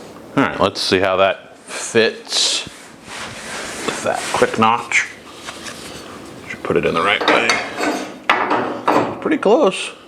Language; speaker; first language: English; native; English